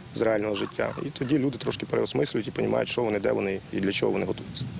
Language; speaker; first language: Ukrainian; native; Ukrainian